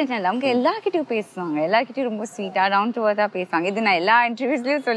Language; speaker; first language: Tamil; non-native, fluent; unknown